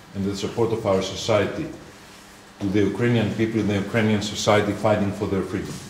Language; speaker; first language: English; non-native, fluent; Greek